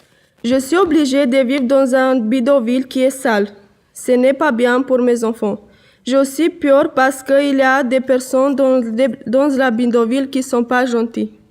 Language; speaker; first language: French; non-native, learner; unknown